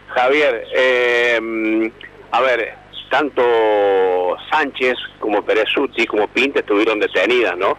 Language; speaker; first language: Spanish; native; Spanish